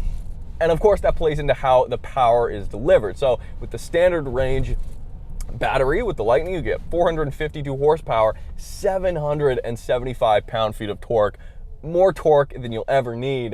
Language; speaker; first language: English; native; English